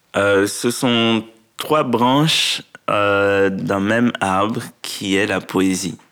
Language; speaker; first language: French; non-native, local second language; Haitian Creole